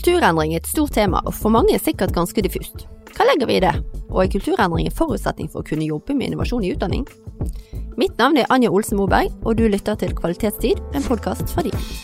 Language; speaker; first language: Norwegian; native; Norwegian